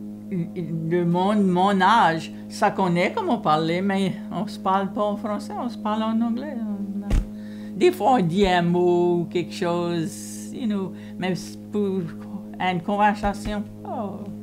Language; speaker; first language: French; early bilingual, heritage; French